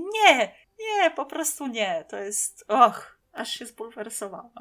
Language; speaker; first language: Polish; native; Polish